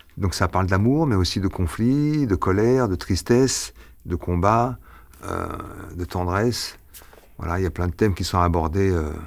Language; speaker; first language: French; early bilingual, other home language; Arabic